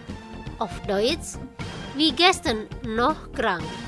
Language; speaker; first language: German; non-native, learner; Indonesian